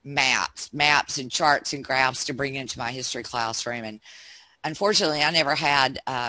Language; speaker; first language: English; native; English